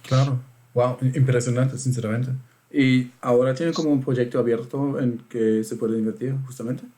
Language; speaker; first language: Spanish; non-native, fluent; German